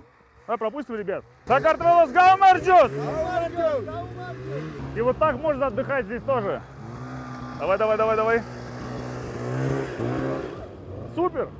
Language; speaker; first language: Russian; native; Russian